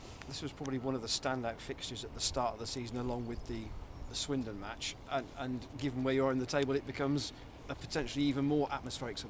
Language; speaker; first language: English; native; English